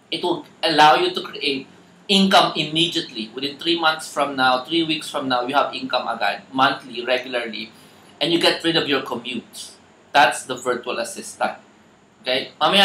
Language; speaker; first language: English; non-native, local second language; Filipino